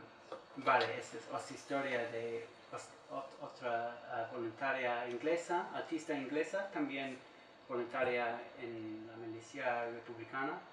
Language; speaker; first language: Spanish; non-native, learner; English